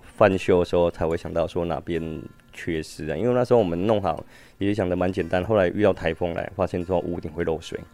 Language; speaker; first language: Chinese; native; Chinese